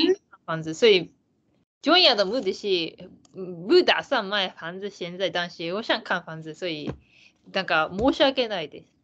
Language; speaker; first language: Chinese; non-native, learner; Japanese